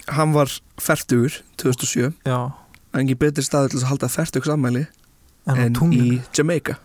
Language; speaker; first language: Icelandic; native; Icelandic